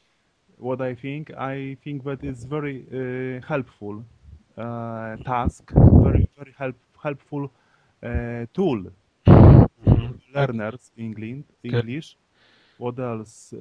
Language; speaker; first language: English; non-native, learner; Polish